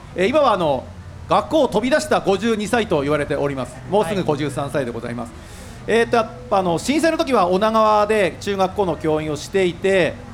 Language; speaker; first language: Japanese; native; Japanese